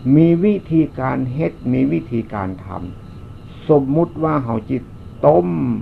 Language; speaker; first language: Thai; native; Thai